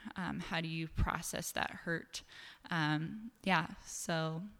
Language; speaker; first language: English; native; English